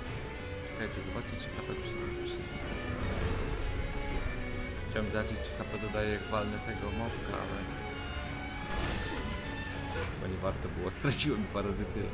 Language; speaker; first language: Polish; native; Polish